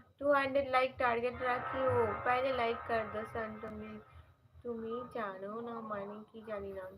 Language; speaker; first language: Hindi; non-native, local second language; Bangla